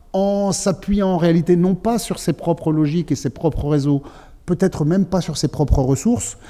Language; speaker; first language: French; native; French